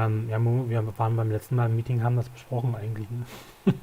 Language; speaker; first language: German; native; German